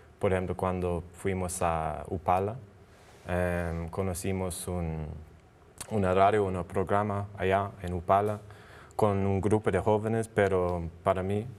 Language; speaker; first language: Spanish; non-native, learner; English